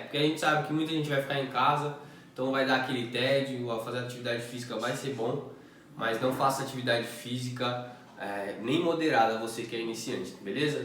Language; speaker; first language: Portuguese; native; Portuguese